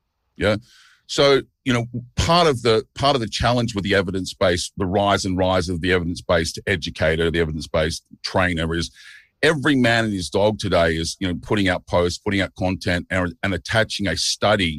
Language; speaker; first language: English; native; English